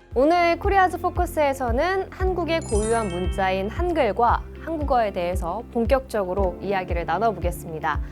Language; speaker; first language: Korean; native; Korean